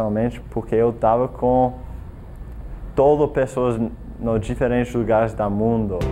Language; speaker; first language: Portuguese; non-native, learner; English